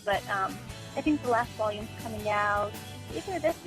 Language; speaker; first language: English; native; English